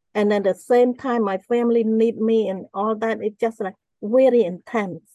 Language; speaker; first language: English; non-native, fluent; Khmer